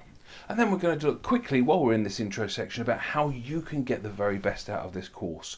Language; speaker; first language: English; native; English